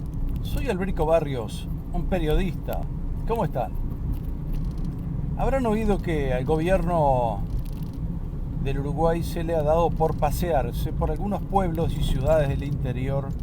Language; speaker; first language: Spanish; native; Spanish